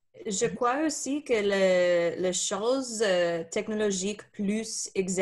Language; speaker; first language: French; non-native, learner; Spanish